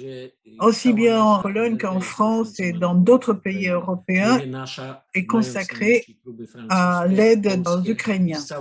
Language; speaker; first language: French; non-native, fluent; Polish